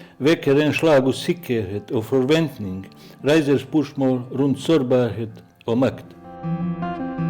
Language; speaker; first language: Norwegian; non-native, fluent; Bosnian